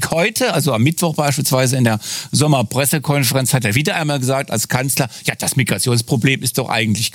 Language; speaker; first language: German; native; German